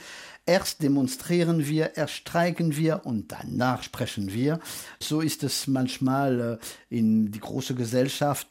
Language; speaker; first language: German; non-native, fluent; French